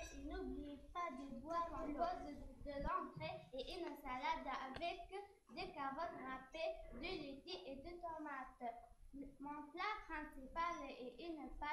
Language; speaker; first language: French; non-native, learner; Arabic